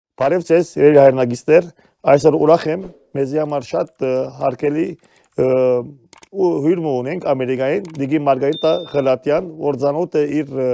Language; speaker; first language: Armenian; early bilingual, heritage; Armenian